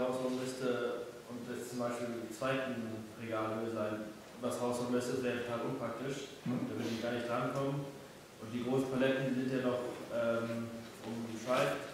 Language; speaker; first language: German; native; German